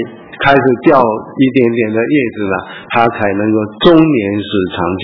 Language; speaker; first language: Chinese; early bilingual, heritage; Chinese